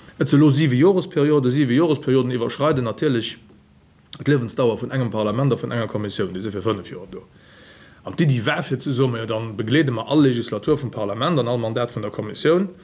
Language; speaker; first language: Luxembourgish; native; Luxembourgish